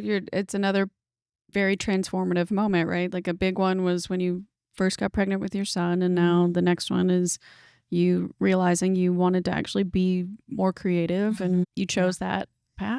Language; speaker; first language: English; native; English